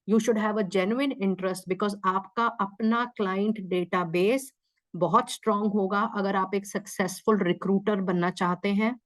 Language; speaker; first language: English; non-native, local second language; Hindi